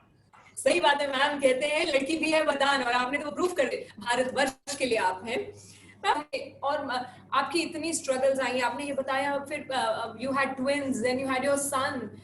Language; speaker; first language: Hindi; native; Hindi